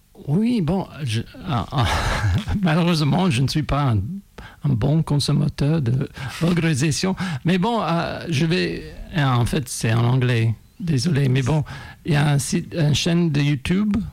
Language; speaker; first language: French; non-native, fluent; English